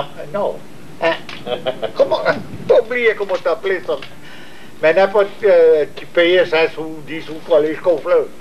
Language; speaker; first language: French; native; French